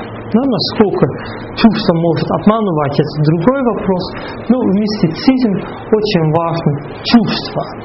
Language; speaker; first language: Russian; non-native, fluent; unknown